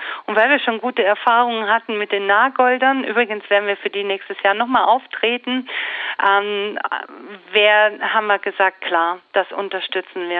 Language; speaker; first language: German; native; German